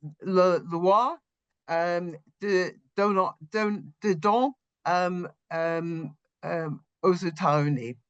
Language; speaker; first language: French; non-native, learner; English